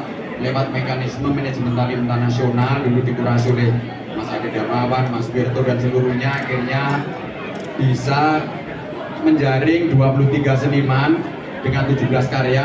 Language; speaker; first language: Indonesian; native; Indonesian